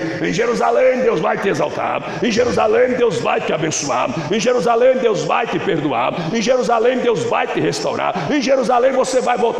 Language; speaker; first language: Portuguese; native; Portuguese